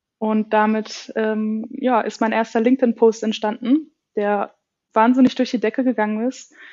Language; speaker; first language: German; early bilingual, other home language; Turkish